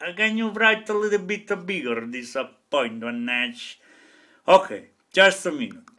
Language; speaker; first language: English; non-native, fluent; Italian